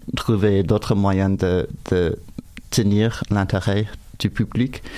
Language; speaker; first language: French; non-native, fluent; English